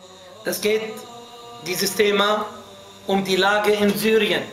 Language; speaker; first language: German; non-native, fluent; Arabic